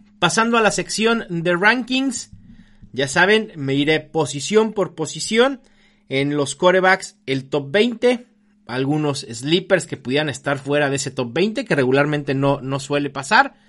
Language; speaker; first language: Spanish; native; Spanish